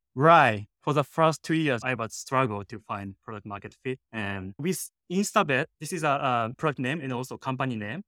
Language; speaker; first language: English; non-native, fluent; Japanese